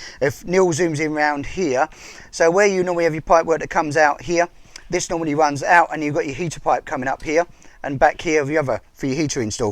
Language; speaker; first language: English; native; English